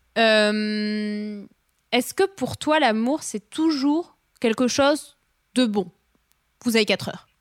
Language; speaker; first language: French; native; French